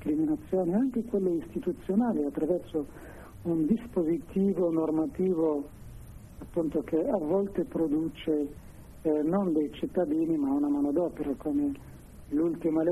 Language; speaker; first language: Italian; non-native, fluent; Arabic